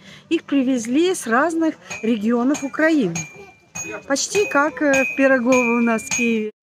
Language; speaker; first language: Russian; native; Russian